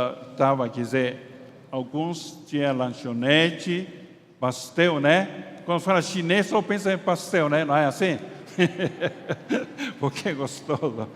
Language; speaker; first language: Portuguese; non-native, fluent; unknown